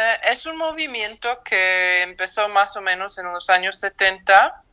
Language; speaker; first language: Spanish; non-native, fluent; English